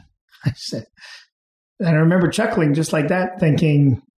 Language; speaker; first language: English; native; English